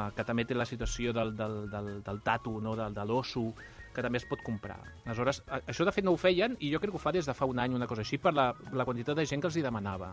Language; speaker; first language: Catalan; non-native, local second language; Spanish